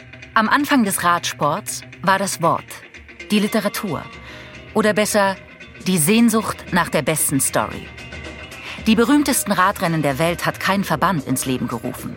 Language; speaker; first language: German; native; German